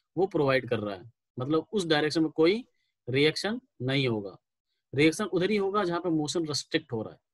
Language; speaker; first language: Hindi; native; Hindi